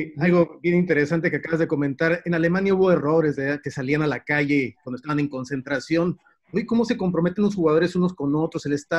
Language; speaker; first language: Spanish; native; Spanish